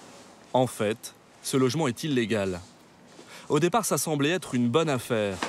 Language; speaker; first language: French; native; French